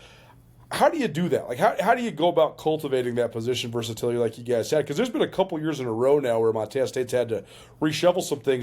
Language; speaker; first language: English; native; English